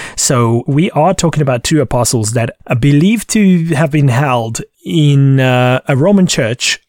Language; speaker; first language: English; non-native, fluent; Hungarian